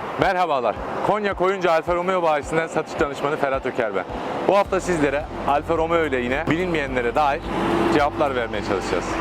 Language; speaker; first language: Turkish; native; Turkish